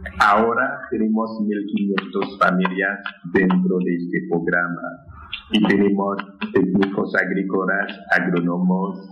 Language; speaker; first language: Spanish; non-native, fluent; Haitian Creole